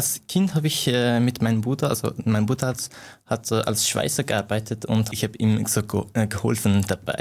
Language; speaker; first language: German; non-native, fluent; Persian